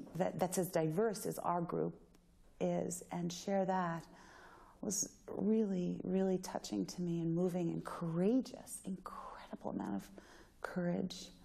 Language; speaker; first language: English; native; English